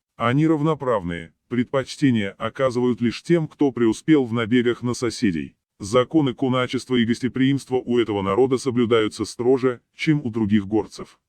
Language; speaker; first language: Russian; non-native, local second language; Chechen